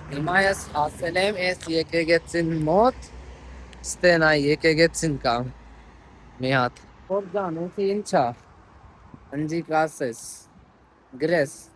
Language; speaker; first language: Armenian; non-native, learner; Hindi